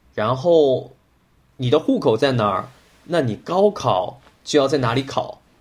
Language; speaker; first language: Chinese; native; Chinese